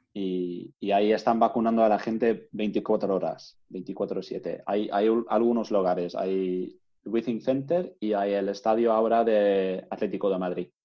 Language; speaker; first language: Spanish; non-native, fluent; English